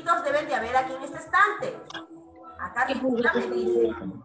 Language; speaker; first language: Spanish; native; Spanish